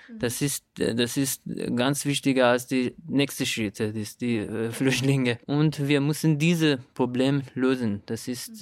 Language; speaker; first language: German; non-native, learner; Persian